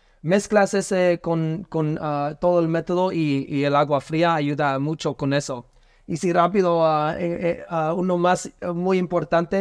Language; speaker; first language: Spanish; non-native, learner; English